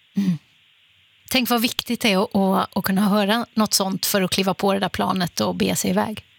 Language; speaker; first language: Swedish; native; Swedish